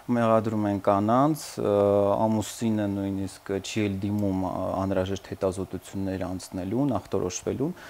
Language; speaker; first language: Armenian; native; Armenian